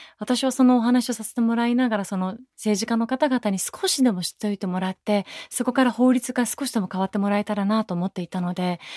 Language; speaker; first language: Japanese; early bilingual, other home language; Persian